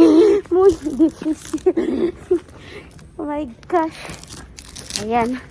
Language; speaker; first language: Spanish; non-native, learner; Filipino